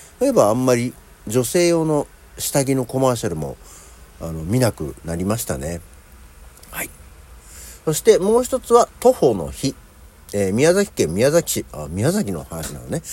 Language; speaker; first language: Japanese; native; Japanese